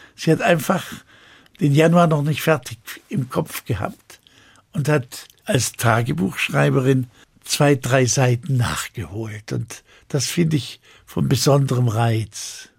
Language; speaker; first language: German; native; German